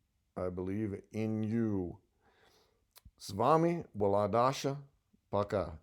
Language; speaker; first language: Russian; non-native, learner; English